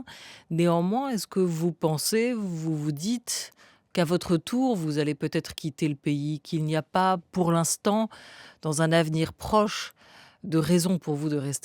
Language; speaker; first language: French; native; French